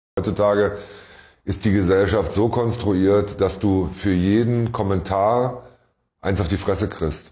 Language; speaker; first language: German; native; German